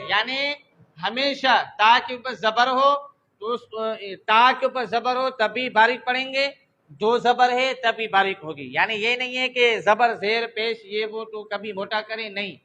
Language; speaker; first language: Urdu; non-native, local second language; Sindhi